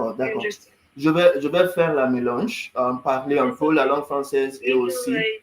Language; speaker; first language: French; non-native, fluent; English